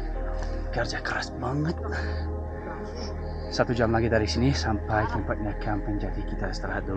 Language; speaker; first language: Indonesian; non-native, learner; English